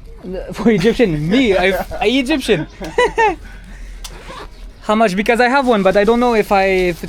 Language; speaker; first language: English; non-native, learner; French